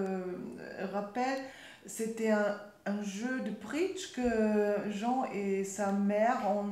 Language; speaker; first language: French; non-native, fluent; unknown